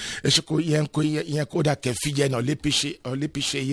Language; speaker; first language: Hungarian; non-native, fluent; Yoruba